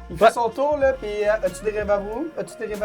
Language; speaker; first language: French; native; French